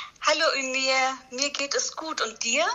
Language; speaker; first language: German; non-native, learner; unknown